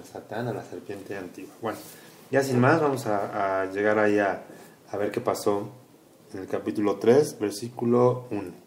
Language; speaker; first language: Spanish; native; Spanish